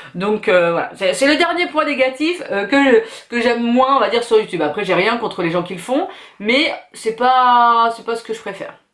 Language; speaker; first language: French; native; French